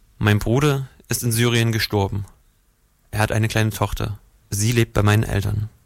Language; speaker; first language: German; native; German